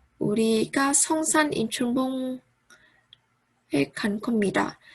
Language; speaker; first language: Korean; non-native, learner; Vietnamese